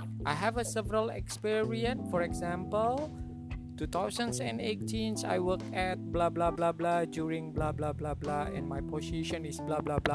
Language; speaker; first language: English; non-native, learner; Indonesian